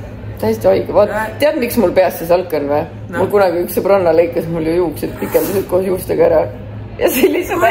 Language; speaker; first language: Estonian; native; Estonian